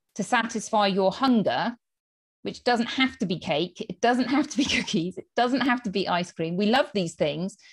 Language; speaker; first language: English; native; English